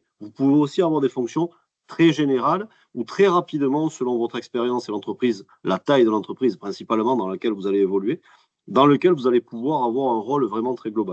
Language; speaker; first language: French; native; French